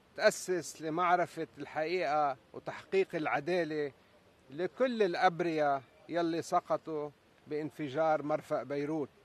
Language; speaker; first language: Arabic; native; Arabic